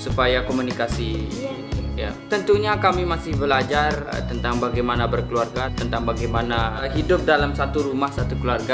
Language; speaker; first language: Indonesian; non-native, local second language; Sasak